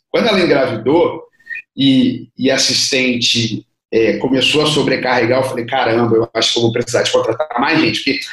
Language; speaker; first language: Portuguese; native; Portuguese